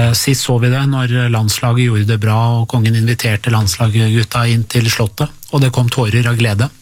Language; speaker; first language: Norwegian; early bilingual, other home language; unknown